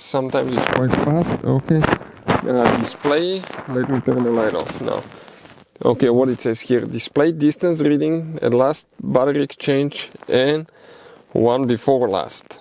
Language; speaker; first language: English; non-native, fluent; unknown